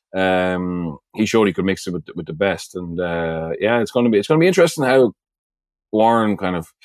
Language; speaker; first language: English; native; English